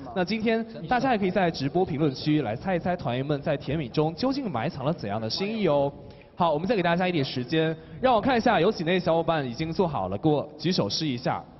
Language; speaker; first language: Chinese; native; Chinese